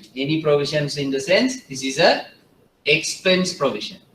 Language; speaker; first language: English; non-native, local second language; Sinhala